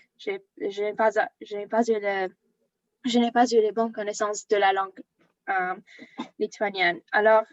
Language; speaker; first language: French; non-native, learner; English